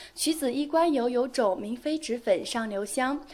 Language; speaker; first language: Chinese; native; Chinese